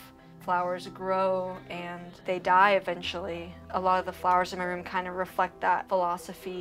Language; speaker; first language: English; native; English